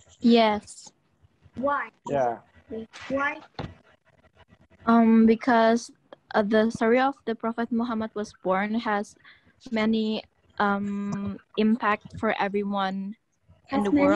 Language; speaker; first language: English; non-native, learner; Indonesian